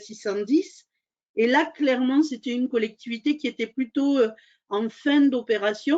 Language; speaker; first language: French; native; French